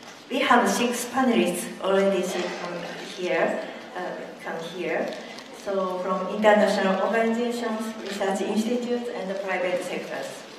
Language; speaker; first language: English; non-native, fluent; Japanese